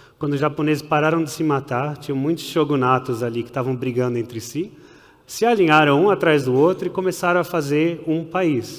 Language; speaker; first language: Portuguese; early bilingual, heritage; Portuguese